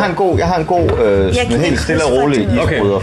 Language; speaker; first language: Danish; native; Danish